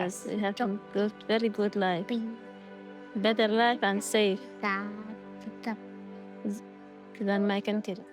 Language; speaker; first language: English; non-native, learner; Arabic